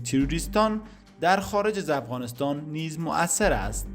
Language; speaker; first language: Persian; native; Persian